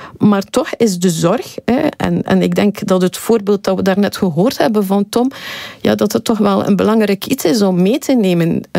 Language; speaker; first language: Dutch; native; Dutch